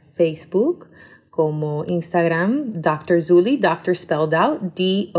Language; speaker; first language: Spanish; native; Spanish